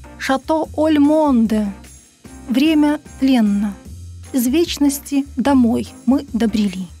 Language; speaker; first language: Russian; native; Russian